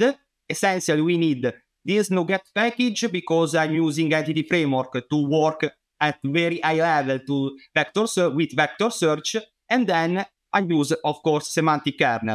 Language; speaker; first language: English; non-native, fluent; Italian